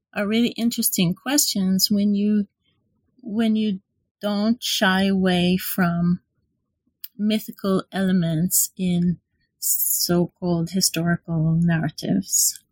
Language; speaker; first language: English; non-native, fluent; Hebrew